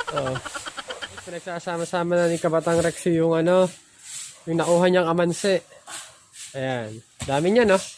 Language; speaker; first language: Filipino; native; Filipino